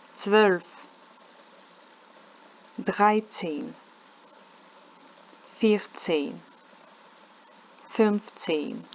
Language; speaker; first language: German; non-native, fluent; Ukrainian